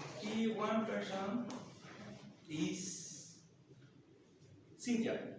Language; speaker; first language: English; non-native, learner; Spanish